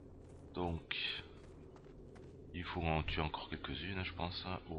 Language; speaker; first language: French; native; French